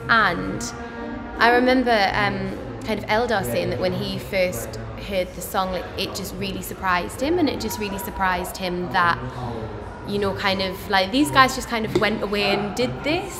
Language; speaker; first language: English; native; English